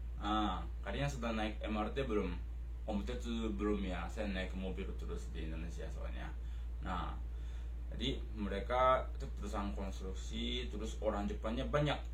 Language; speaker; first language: Indonesian; non-native, fluent; Japanese